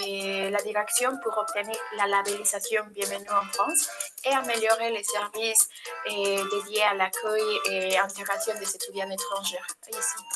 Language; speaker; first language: French; non-native, learner; Spanish